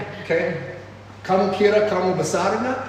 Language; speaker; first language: Indonesian; non-native, fluent; English